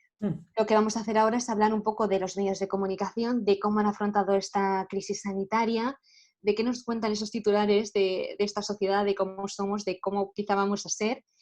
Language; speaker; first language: Spanish; native; Spanish